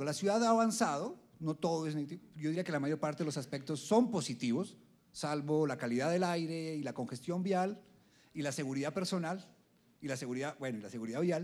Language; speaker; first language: Spanish; native; Spanish